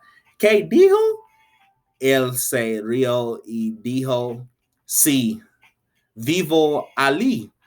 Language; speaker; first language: Spanish; non-native, learner; English